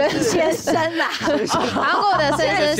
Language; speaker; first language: Chinese; non-native, fluent; Japanese